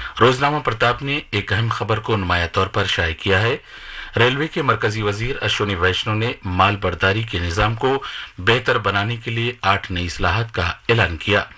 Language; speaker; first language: Urdu; native; Urdu